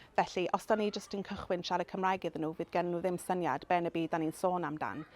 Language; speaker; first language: Welsh; non-native, local second language; English